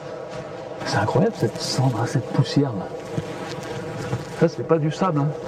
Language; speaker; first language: French; native; French